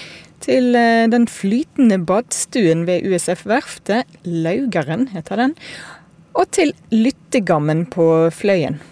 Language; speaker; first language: Norwegian; native; Norwegian